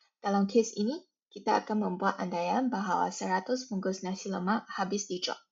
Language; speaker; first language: Malay; native; Malay